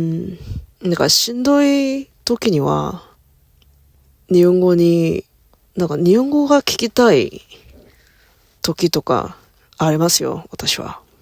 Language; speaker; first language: Japanese; non-native, learner; Korean